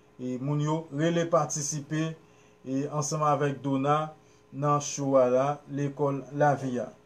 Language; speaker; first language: Haitian Creole; native; Haitian Creole